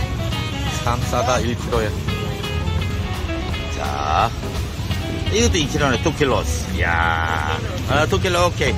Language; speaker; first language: Korean; native; Korean